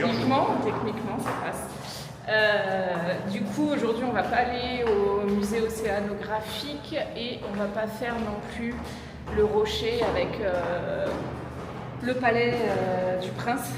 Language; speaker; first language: French; native; French